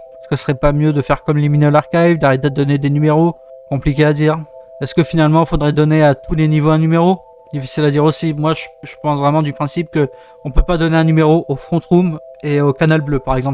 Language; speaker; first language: French; native; French